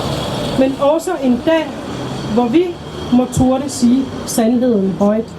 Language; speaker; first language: Danish; non-native, local second language; Kalaallisut